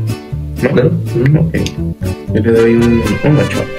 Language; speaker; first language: Spanish; native; Spanish